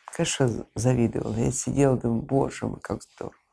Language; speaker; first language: Russian; native; Russian